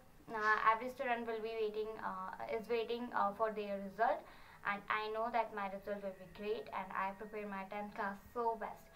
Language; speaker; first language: English; non-native, learner; Hindi